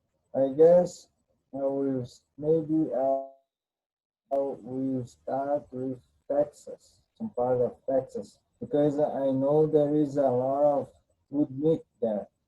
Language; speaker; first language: English; non-native, learner; Portuguese